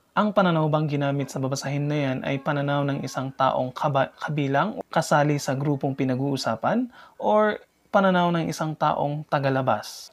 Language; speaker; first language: Filipino; native; Filipino